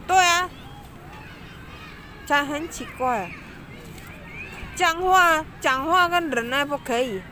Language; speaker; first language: Chinese; non-native, learner; Javanese